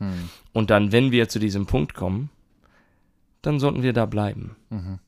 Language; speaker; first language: German; non-native, learner; English